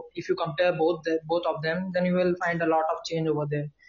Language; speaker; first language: English; non-native, local second language; Hindi